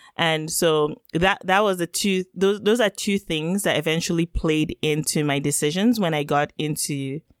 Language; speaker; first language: English; non-native, local second language; Yoruba